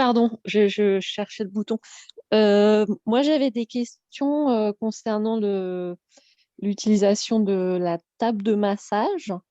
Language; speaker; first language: French; native; French